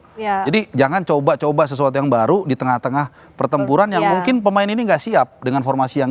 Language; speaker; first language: Indonesian; native; Indonesian